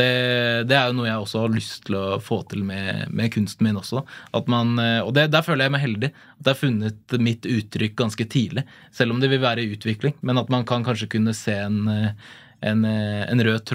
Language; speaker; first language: Norwegian; native; Norwegian